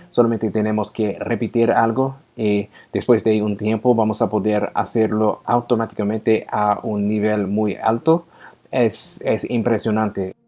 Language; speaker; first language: Spanish; non-native, learner; English